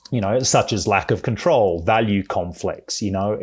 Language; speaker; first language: English; native; English